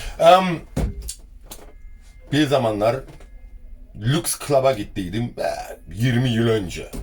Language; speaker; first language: Turkish; early bilingual, heritage; Turkish